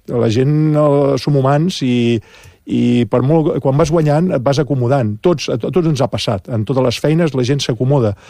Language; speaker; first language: Catalan; native; Catalan